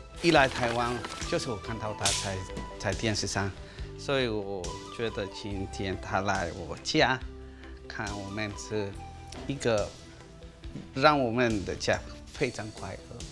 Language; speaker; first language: Chinese; non-native, learner; Spanish